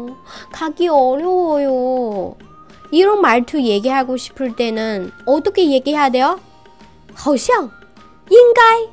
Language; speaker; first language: Korean; non-native, fluent; Chinese